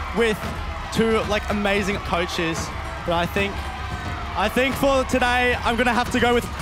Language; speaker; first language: English; native; English